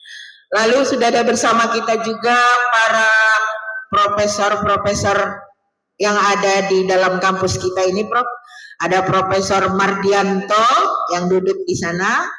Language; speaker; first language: Indonesian; native; Indonesian